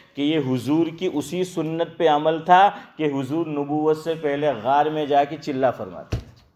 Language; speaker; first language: Hindi; non-native, local second language; Gujarati